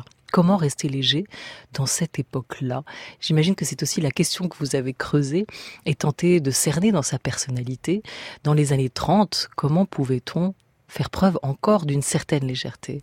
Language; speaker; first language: French; native; French